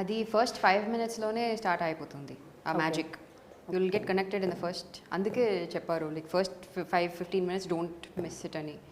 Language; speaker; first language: Telugu; non-native, learner; Tamil